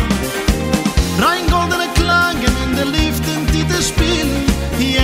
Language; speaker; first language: English; native; English